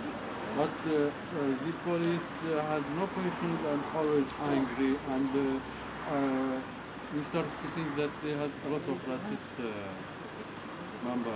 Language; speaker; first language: English; non-native, learner; Arabic